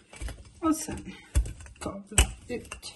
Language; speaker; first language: Swedish; non-native, learner; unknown